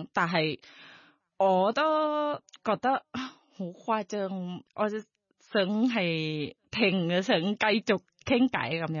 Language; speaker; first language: Cantonese; non-native, learner; Thai